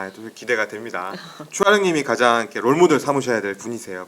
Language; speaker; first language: Korean; native; Korean